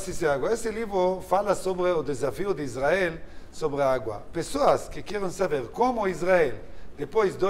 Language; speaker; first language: Portuguese; non-native, learner; Hebrew